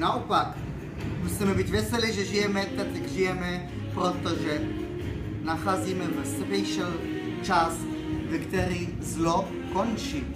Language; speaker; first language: Czech; early bilingual, heritage; Czech